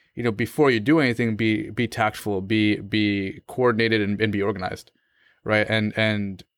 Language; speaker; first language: English; native; English